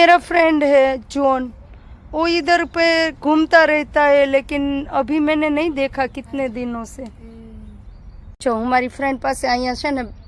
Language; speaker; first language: Hindi; non-native, local second language; Gujarati